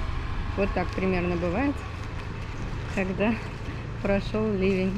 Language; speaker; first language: Russian; native; Russian